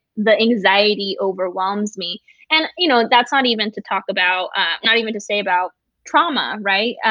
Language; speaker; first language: English; early bilingual, other home language; Spanish